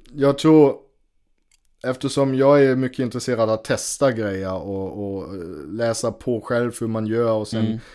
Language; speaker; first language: Swedish; non-native, fluent; German